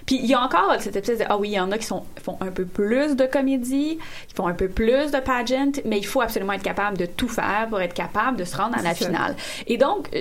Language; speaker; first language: French; native; French